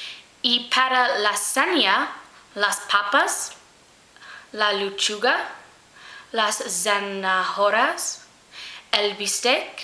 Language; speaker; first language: Spanish; non-native, learner; English